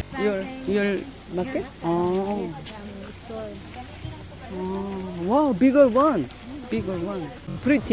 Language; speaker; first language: English; non-native, learner; Korean